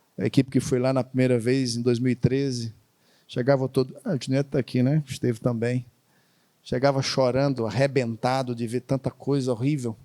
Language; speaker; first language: Portuguese; native; Portuguese